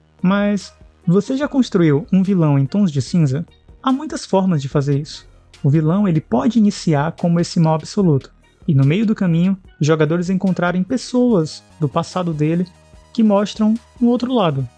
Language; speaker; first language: Portuguese; native; Portuguese